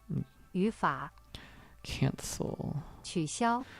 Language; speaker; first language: Chinese; non-native, learner; English